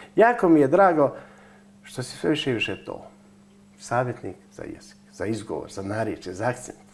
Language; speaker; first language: Croatian; native; Croatian